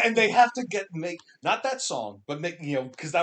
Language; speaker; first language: English; native; English